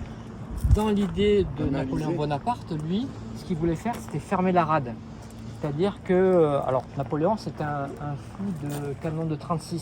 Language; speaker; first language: French; native; French